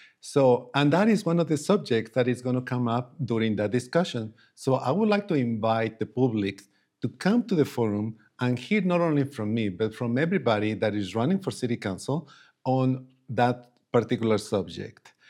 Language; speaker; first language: English; non-native, fluent; Spanish